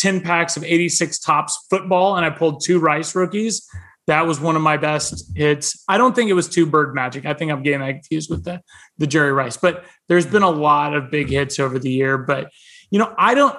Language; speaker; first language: English; native; English